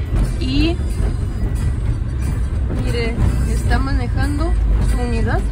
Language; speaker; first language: Spanish; non-native, fluent; Russian